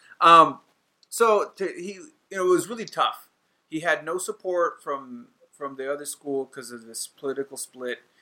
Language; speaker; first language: English; native; English